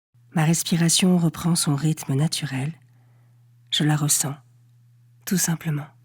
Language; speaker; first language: French; native; French